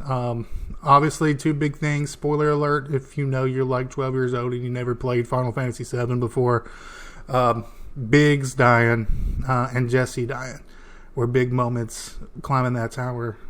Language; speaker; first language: English; native; English